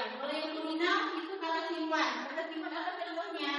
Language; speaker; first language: Indonesian; native; Indonesian